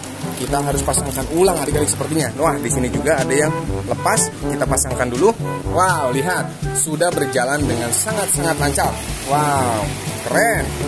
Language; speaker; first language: Indonesian; native; Indonesian